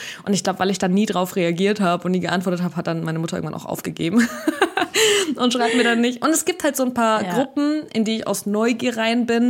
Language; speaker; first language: German; early bilingual, other home language; Russian